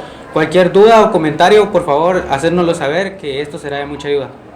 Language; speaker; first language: Spanish; native; Spanish